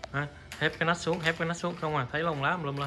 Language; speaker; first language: Vietnamese; native; Vietnamese